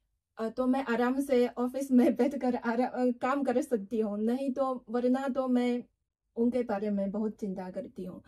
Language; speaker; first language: Hindi; non-native, learner; Chinese